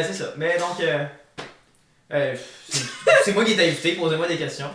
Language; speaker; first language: French; native; French